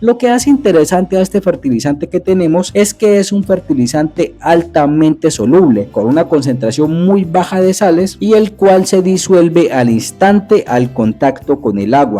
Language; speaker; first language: Spanish; native; Spanish